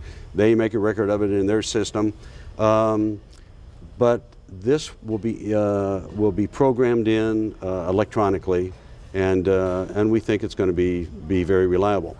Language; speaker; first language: English; native; English